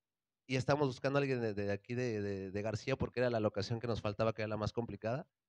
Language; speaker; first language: Spanish; native; Spanish